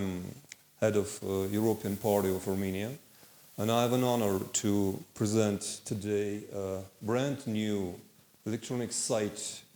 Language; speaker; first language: English; non-native, fluent; Armenian